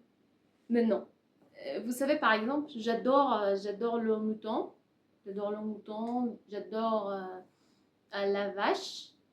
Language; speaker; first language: French; non-native, learner; Persian